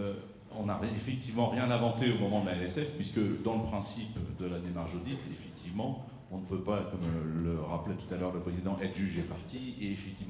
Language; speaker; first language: French; native; French